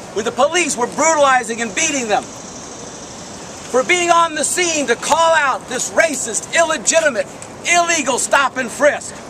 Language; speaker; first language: English; native; English